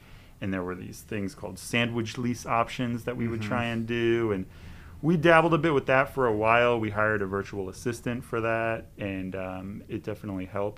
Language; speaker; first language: English; native; English